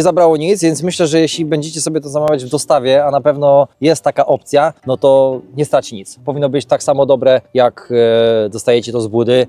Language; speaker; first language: Polish; native; Polish